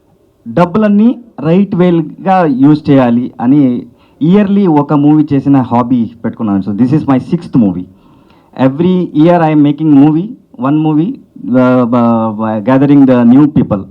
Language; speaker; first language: Telugu; non-native, learner; Kannada